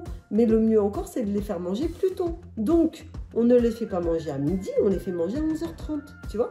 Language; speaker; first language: French; native; French